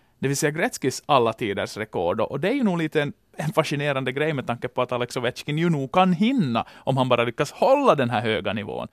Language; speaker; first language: Swedish; native; Swedish